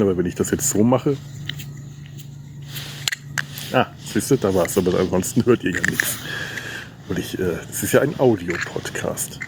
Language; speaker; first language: German; native; German